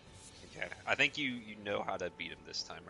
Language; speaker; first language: English; native; English